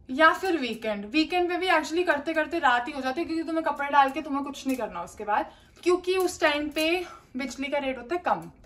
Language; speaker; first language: Hindi; non-native, local second language; Punjabi